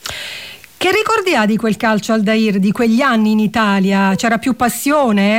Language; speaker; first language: Italian; native; Italian